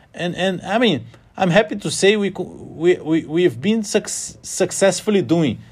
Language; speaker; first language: English; non-native, fluent; Portuguese